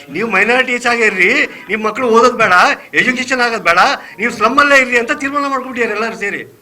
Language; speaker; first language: Kannada; non-native, local second language; Urdu